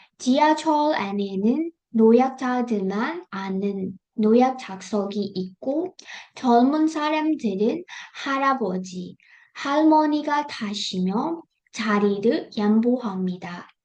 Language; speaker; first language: Korean; non-native, fluent; Burmese